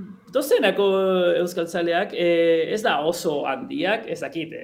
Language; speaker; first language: Basque; non-native, learner; Spanish